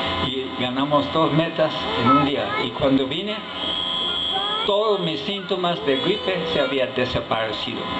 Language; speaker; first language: Spanish; non-native, fluent; English